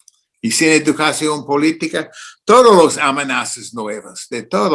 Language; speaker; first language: Spanish; non-native, fluent; English